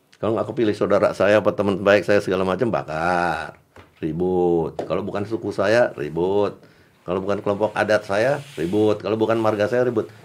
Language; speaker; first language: Indonesian; native; Indonesian